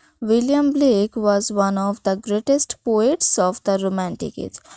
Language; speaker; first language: English; non-native, local second language; Bangla